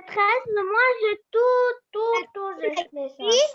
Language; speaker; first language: French; non-native, learner; Arabic